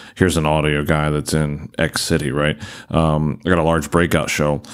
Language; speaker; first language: English; native; English